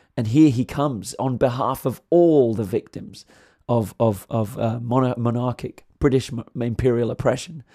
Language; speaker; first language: English; native; English